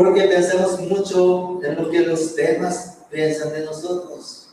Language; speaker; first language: Spanish; non-native, fluent; Korean